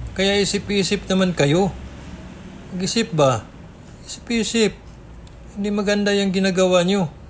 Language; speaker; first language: Filipino; native; Filipino